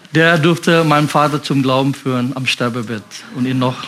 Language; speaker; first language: German; non-native, fluent; Indonesian